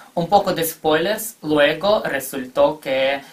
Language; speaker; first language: Spanish; non-native, fluent; Ukrainian